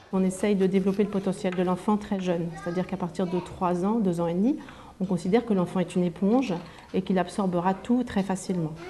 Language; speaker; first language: French; native; French